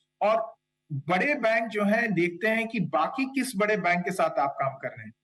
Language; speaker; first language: Hindi; non-native, local second language; Kannada